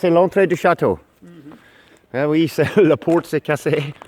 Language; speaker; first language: French; non-native, learner; English